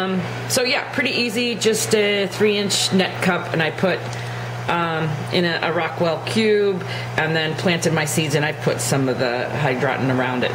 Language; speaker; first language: English; native; English